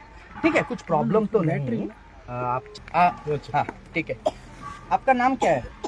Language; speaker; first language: Hindi; non-native, local second language; Kannada